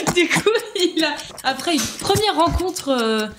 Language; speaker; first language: French; native; French